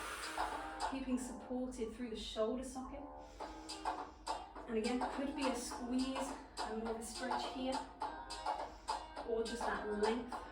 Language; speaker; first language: English; native; English